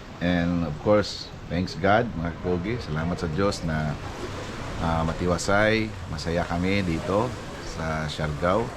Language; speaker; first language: Filipino; non-native, local second language; Cebuano